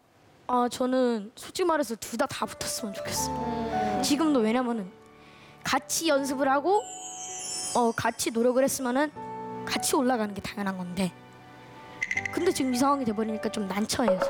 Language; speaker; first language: Korean; native; Korean